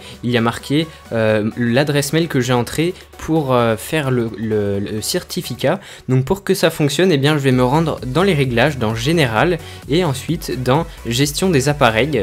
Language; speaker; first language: French; native; French